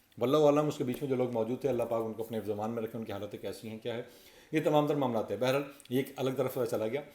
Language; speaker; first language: Urdu; non-native, local second language; Punjabi